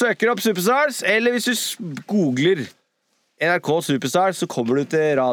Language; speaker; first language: Norwegian; native; Norwegian